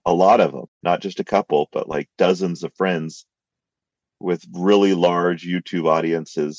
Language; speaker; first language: English; native; English